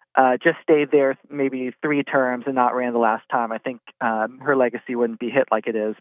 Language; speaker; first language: English; native; English